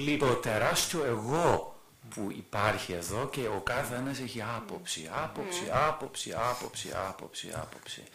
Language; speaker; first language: Greek; non-native, fluent; German